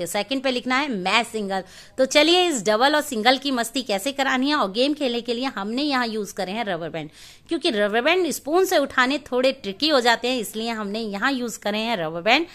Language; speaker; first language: Hindi; native; Hindi